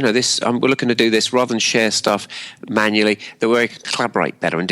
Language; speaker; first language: English; native; English